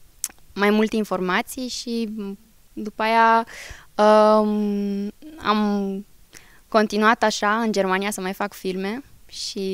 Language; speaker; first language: Romanian; early bilingual, heritage; Romanian